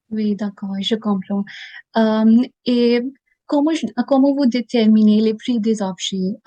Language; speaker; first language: French; non-native, learner; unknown